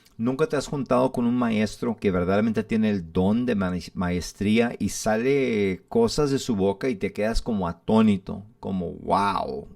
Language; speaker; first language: Spanish; early bilingual, heritage; English